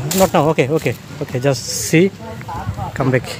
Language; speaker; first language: English; non-native, learner; Bangla